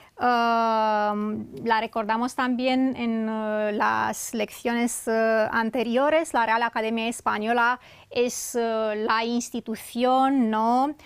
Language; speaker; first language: Spanish; non-native, fluent; Romanian